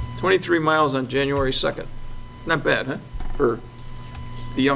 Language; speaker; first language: English; native; English